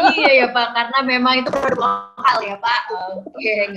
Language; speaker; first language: Indonesian; native; Indonesian